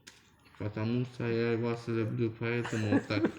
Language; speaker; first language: Russian; non-native, learner; Tajik